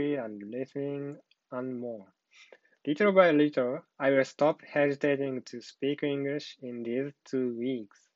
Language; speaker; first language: English; non-native, learner; Japanese